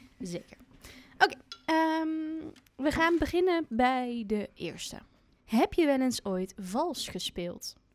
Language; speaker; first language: Dutch; native; Dutch